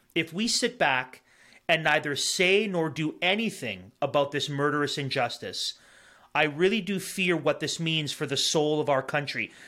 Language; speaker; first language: English; native; English